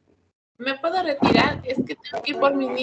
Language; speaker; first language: Spanish; native; Spanish